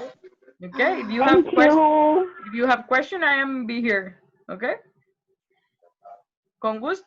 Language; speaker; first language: English; non-native, learner; Spanish